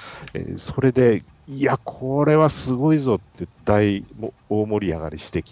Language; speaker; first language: Japanese; native; Japanese